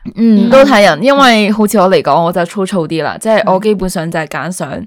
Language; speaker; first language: Cantonese; non-native, local second language; Chinese